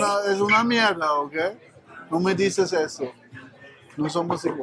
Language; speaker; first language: Spanish; non-native, learner; German